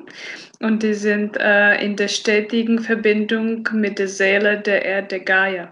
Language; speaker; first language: German; non-native, fluent; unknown